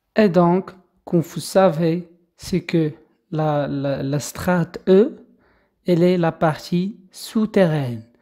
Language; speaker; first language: French; non-native, local second language; Arabic